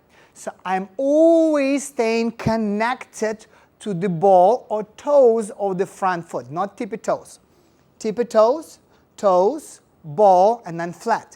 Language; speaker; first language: English; non-native, fluent; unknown